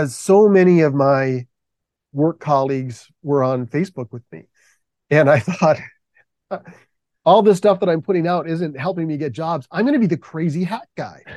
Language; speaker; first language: English; native; English